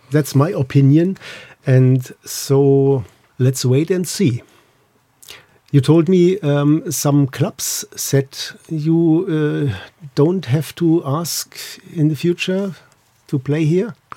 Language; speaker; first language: English; non-native, learner; German